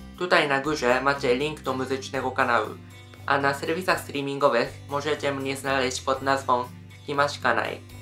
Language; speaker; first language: Polish; non-native, fluent; Japanese